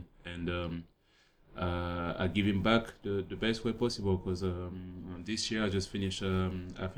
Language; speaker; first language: English; non-native, fluent; French